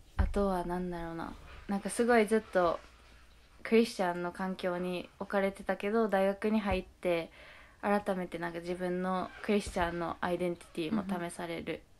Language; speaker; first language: Japanese; native; Japanese